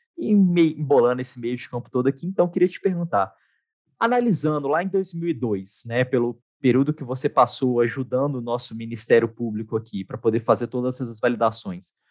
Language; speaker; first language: Portuguese; native; Portuguese